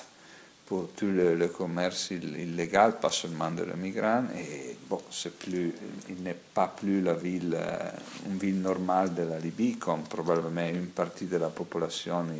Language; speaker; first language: French; non-native, fluent; Italian